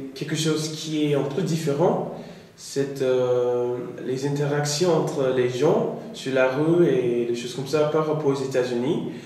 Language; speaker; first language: French; non-native, fluent; English